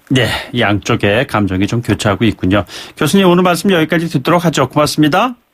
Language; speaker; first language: Korean; native; Korean